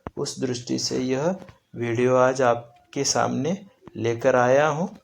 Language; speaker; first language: Hindi; non-native, local second language; Marathi